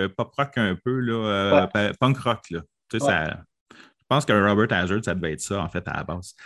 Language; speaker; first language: French; native; French